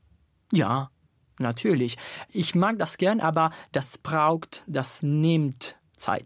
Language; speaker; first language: German; non-native, learner; Italian